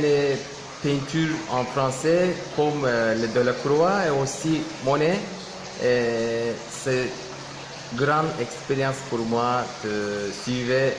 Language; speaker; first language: French; non-native, fluent; Turkish